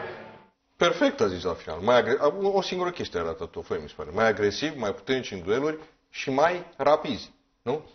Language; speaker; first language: Romanian; native; Romanian